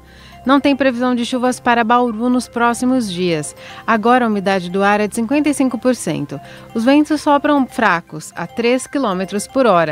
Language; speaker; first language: Portuguese; native; Portuguese